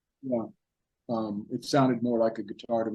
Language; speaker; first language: English; native; English